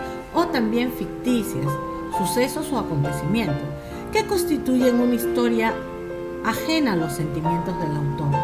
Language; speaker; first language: Spanish; native; Spanish